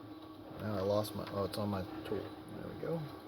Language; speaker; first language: English; native; English